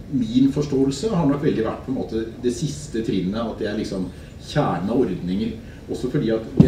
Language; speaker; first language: Norwegian; native; Norwegian